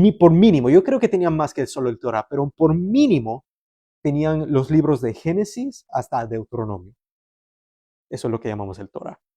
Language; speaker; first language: Spanish; early bilingual, heritage; Spanish